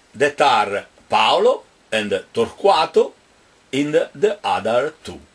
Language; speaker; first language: English; non-native, fluent; Italian